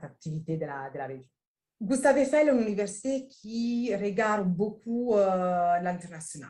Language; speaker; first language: French; non-native, fluent; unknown